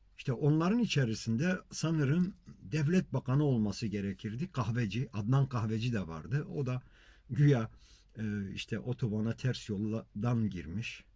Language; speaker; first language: Turkish; non-native, local second language; Kurdish